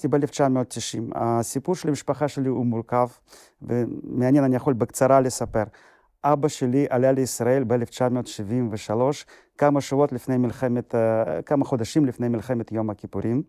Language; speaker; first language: Hebrew; non-native, fluent; Russian